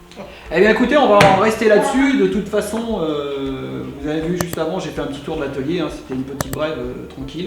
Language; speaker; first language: French; native; French